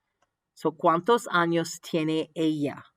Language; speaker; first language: Spanish; non-native, fluent; English